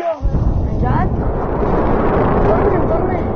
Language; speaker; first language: Arabic; native; Arabic